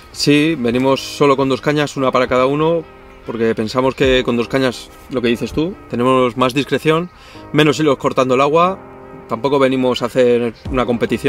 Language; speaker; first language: Spanish; native; Spanish